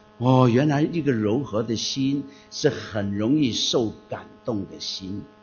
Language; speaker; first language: Chinese; non-native, local second language; Cantonese